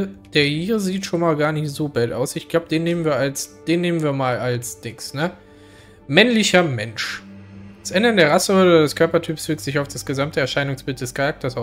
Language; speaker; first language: German; native; German